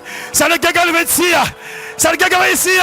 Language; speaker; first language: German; non-native, learner; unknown